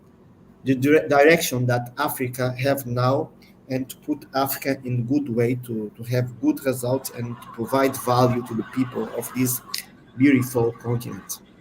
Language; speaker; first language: English; non-native, learner; Portuguese